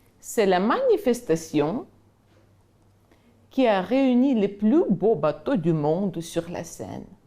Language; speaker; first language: French; non-native, fluent; Ukrainian